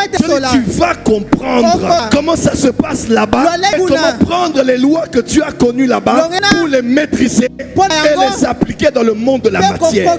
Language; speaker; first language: French; non-native, local second language; Lingala